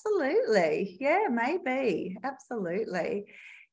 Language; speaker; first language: English; native; English